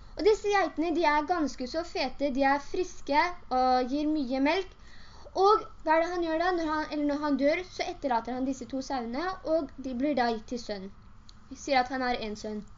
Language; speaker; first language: Norwegian; early bilingual, other home language; Urdu